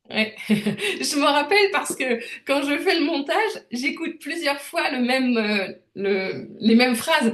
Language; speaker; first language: French; native; French